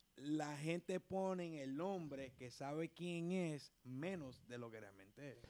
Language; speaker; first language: Spanish; early bilingual, heritage; Spanish